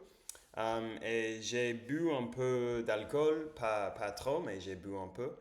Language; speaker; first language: French; non-native, learner; English